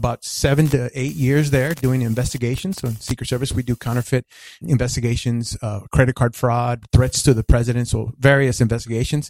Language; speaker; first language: English; early bilingual, other home language; Spanish